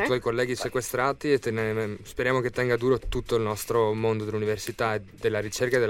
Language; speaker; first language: Italian; native; Italian